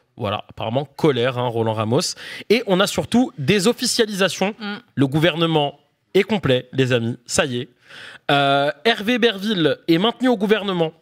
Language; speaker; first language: French; native; French